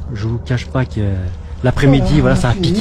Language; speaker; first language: French; native; French